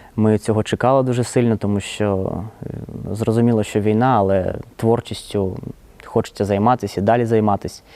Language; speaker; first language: Ukrainian; non-native, local second language; Russian